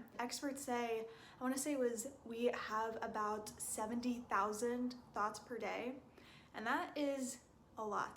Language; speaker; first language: English; native; English